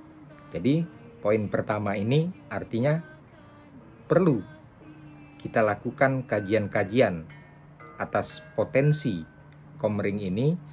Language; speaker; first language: Indonesian; non-native, local second language; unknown